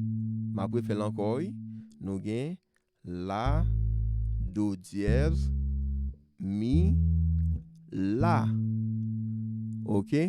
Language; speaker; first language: French; non-native, local second language; Haitian Creole